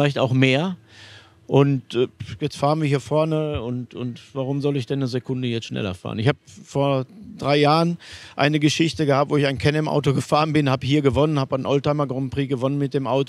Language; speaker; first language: German; native; German